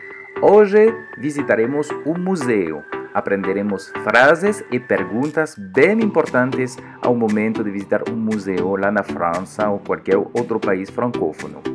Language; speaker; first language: Portuguese; non-native, fluent; French